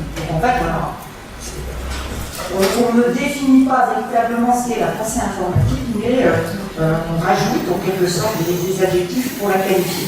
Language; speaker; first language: French; native; French